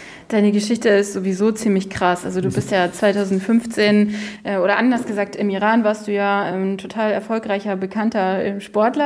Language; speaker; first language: German; native; German